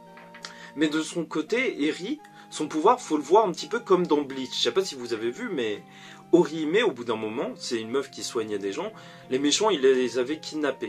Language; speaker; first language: French; native; French